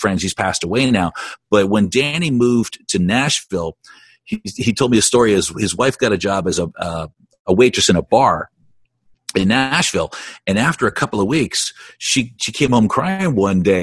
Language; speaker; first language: English; native; English